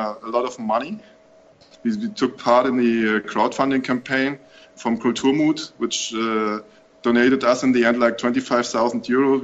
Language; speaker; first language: English; non-native, fluent; German